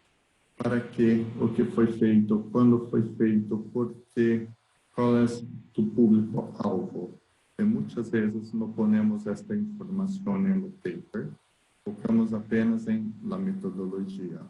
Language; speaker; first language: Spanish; non-native, learner; Portuguese